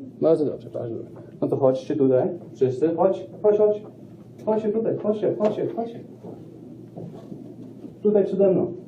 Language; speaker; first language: Polish; non-native, fluent; English